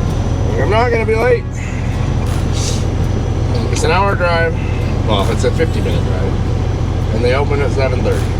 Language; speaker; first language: English; native; English